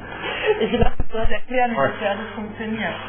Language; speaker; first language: German; native; German